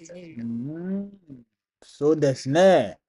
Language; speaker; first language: Japanese; non-native, learner; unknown